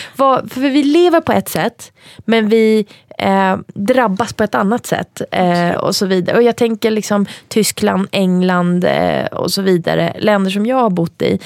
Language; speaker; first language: Swedish; early bilingual, other home language; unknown